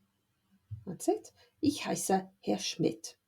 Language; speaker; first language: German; non-native, fluent; English